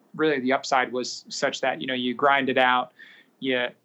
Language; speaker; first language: English; native; English